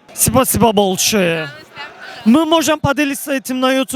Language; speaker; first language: Russian; non-native, learner; Turkish